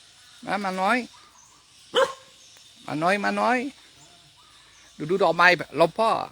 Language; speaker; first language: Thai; non-native, learner; French